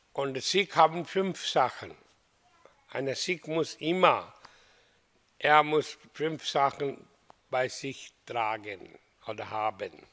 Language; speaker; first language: German; non-native, fluent; Hindi